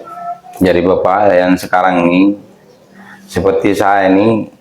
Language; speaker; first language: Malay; non-native, local second language; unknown